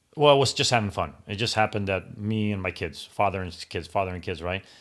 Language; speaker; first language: English; early bilingual, other home language; Greek